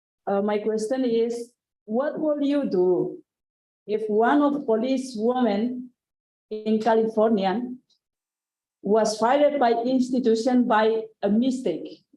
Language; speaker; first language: English; non-native, learner; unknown